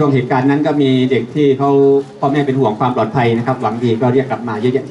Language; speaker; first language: Thai; native; Thai